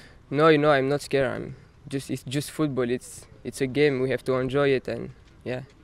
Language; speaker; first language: English; non-native, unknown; French